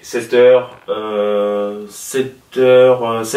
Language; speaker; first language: French; native; French